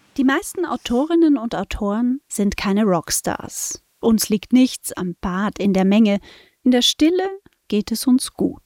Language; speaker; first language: German; native; German